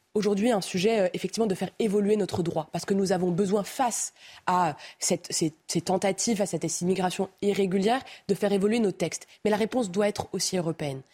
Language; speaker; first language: French; native; French